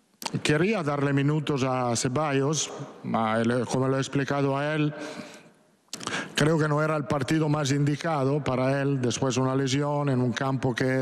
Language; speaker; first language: Spanish; non-native, fluent; Italian